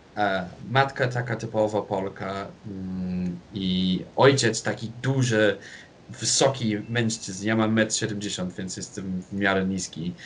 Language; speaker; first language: Polish; non-native, fluent; English